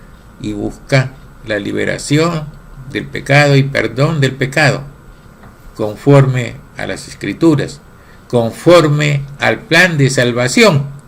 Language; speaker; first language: Spanish; native; Spanish